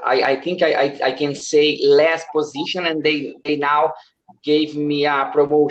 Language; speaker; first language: English; non-native, learner; Portuguese